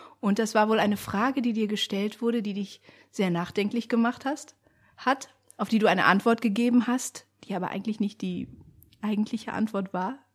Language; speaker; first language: German; native; German